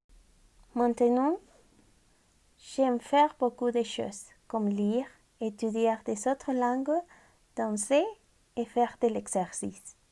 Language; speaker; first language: French; non-native, fluent; Spanish